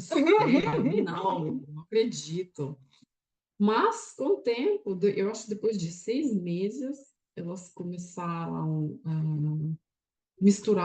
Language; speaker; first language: Portuguese; non-native, fluent; Russian